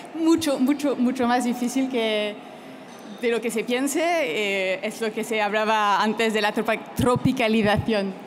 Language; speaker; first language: Spanish; non-native, fluent; French